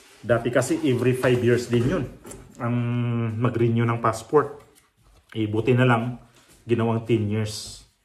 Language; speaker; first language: Filipino; non-native, local second language; Cebuano